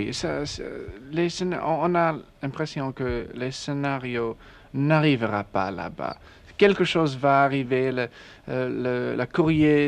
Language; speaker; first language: French; non-native, learner; English